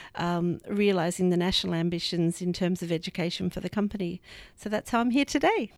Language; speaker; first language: English; native; English